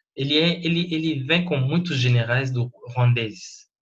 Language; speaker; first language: Portuguese; non-native, fluent; French